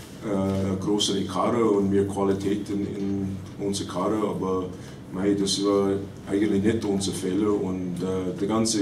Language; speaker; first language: German; non-native, fluent; English